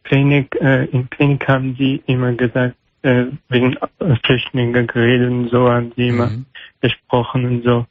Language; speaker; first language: German; non-native, learner; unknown